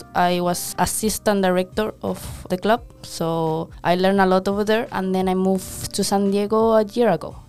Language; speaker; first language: English; non-native, fluent; Spanish